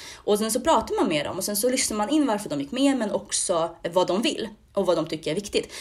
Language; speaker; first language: Swedish; early bilingual, other home language; Hungarian